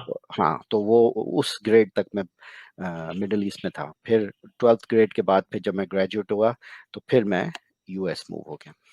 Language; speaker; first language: Urdu; native; Urdu